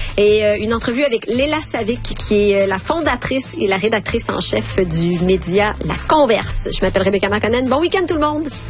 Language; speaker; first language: French; native; French